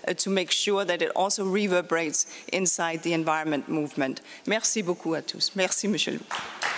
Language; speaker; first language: English; non-native, fluent; Danish